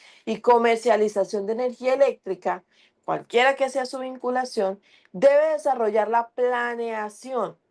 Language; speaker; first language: Spanish; native; Spanish